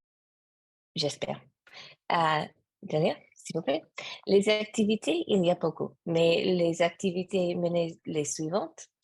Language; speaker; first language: French; non-native, learner; English